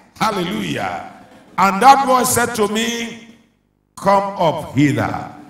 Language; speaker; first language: English; non-native, local second language; Yoruba